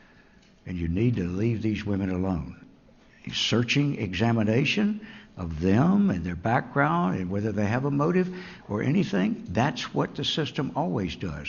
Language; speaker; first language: English; native; English